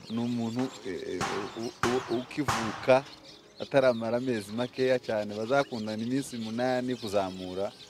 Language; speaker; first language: Kinyarwanda; early bilingual, heritage; Kinyarwanda